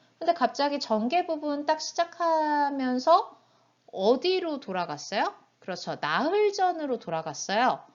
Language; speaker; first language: Korean; native; Korean